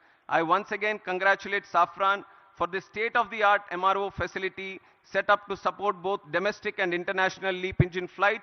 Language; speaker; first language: English; non-native, local second language; Telugu